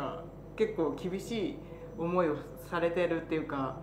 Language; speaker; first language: Japanese; native; Japanese